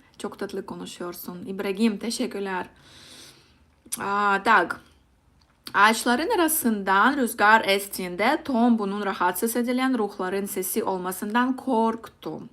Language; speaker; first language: Turkish; non-native, learner; Russian